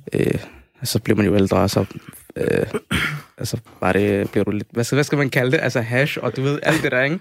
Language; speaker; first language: Danish; early bilingual, other home language; Somali